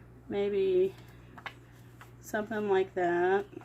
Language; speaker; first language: English; native; English